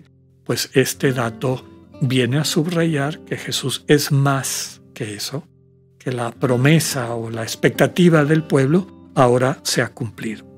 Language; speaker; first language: Spanish; native; Spanish